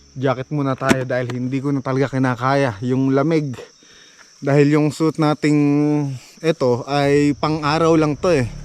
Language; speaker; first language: Filipino; native; Filipino